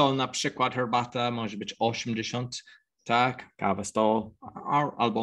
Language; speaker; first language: Polish; non-native, learner; English